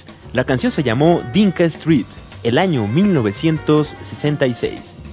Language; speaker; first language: Spanish; native; Spanish